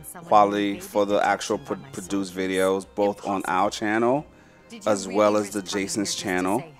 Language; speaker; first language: English; native; English